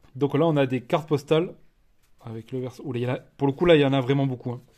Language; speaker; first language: French; native; French